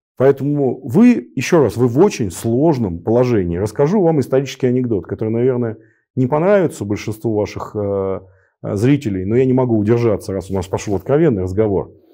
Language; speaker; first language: Russian; native; Russian